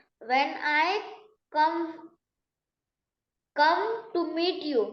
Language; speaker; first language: English; non-native, learner; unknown